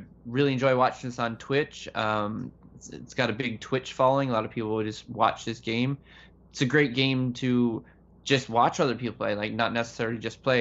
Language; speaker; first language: English; native; English